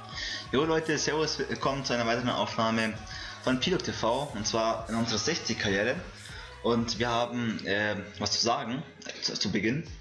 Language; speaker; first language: German; native; German